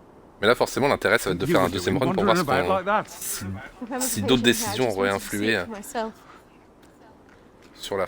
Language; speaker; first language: French; native; French